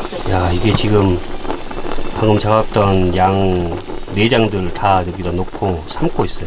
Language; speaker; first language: Korean; native; Korean